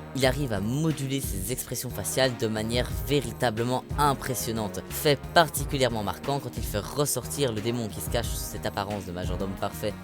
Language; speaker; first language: French; native; French